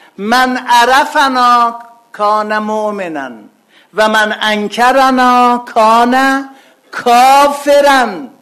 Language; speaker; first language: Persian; non-native, local second language; Azerbaijani